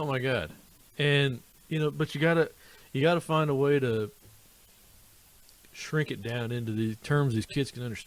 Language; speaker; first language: English; native; English